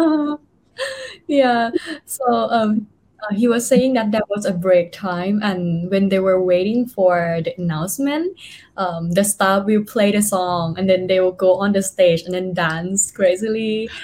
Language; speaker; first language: English; non-native, fluent; Thai